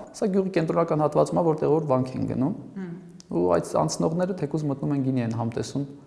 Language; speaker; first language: Armenian; native; Armenian